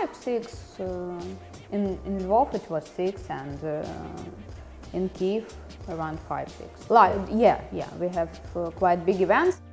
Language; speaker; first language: English; non-native, fluent; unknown